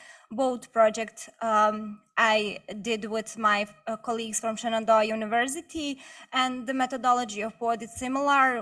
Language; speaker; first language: English; non-native, learner; Bosnian